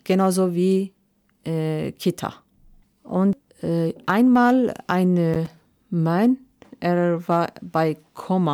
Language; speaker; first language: German; non-native, learner; Persian